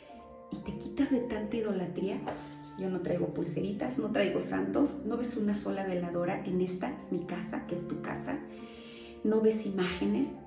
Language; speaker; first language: Spanish; native; Spanish